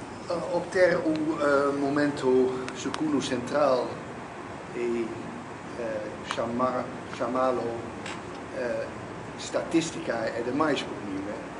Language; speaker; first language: Portuguese; non-native, learner; Dutch